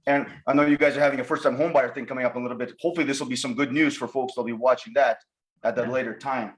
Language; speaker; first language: English; native; English